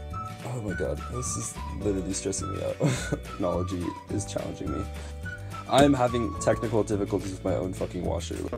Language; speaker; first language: English; native; English